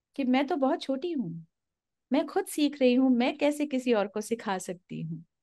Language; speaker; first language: Hindi; non-native, local second language; Marathi